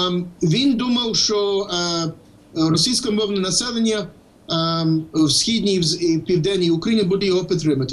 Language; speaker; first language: Ukrainian; non-native, fluent; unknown